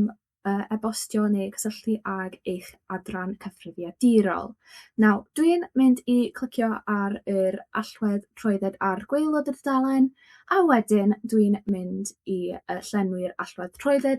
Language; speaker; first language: Welsh; non-native, local second language; English